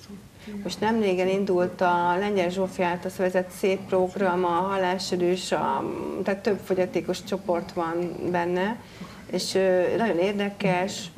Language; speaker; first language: Hungarian; non-native, local second language; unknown